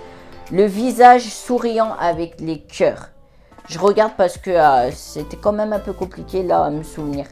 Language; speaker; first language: French; native; French